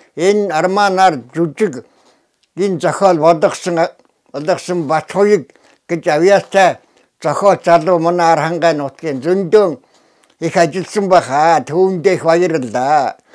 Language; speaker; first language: Mongolian; native; Mongolian